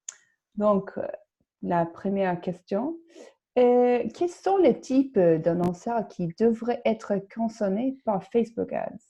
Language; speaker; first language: French; non-native, fluent; English